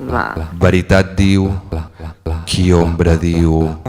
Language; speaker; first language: Catalan; native; Catalan